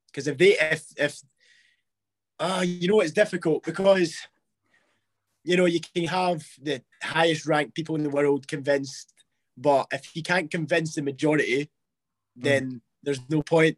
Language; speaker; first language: English; native; English